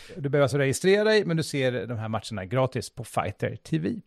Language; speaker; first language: Swedish; native; Swedish